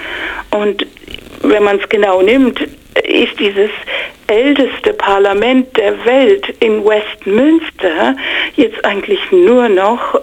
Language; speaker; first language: German; non-native, fluent; English